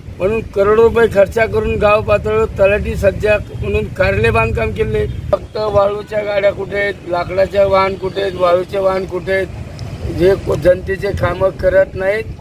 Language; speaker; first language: Marathi; native; Marathi